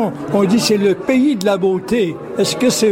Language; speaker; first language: French; native; French